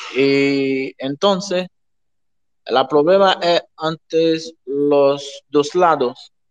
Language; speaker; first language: Spanish; non-native, learner; Haitian Creole